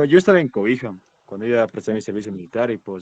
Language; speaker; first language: Spanish; native; Spanish